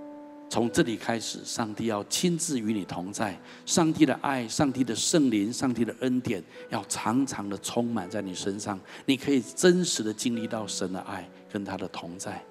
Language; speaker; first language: Chinese; native; Chinese